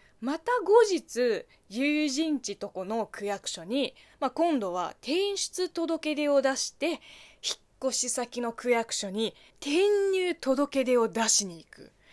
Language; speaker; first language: Japanese; non-native, fluent; Chinese